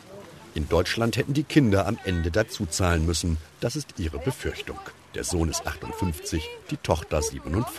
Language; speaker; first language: German; native; German